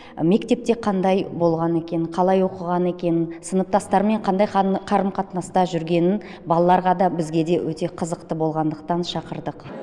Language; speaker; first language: Kazakh; native; Kazakh